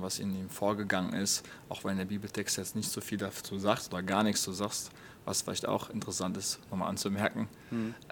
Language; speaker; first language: German; native; German